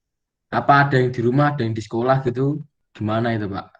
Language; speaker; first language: Indonesian; native; Indonesian